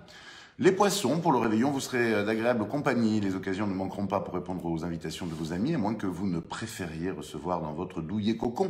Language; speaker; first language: French; native; French